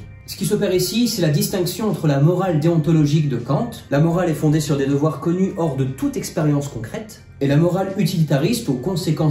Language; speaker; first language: French; native; French